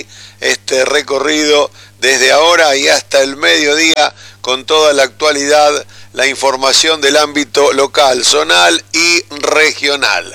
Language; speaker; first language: Spanish; native; Spanish